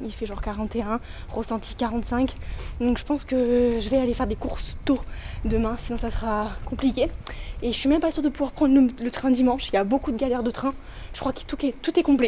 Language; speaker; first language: French; native; French